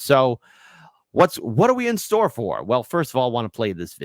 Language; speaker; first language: English; native; English